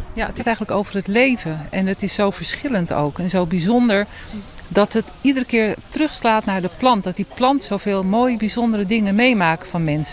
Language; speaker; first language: Dutch; native; Dutch